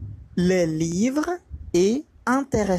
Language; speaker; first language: French; non-native, fluent; Malay